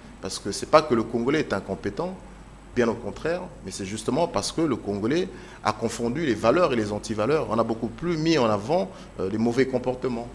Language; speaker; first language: French; non-native, local second language; Lingala